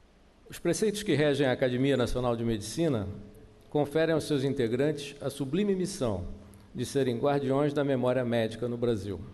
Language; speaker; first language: Portuguese; native; Portuguese